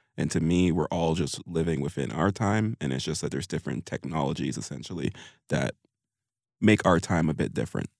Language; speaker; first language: English; native; English